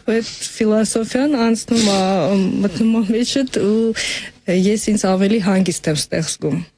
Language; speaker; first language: Armenian; non-native, fluent; Russian